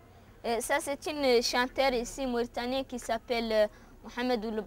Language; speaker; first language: French; non-native, learner; Arabic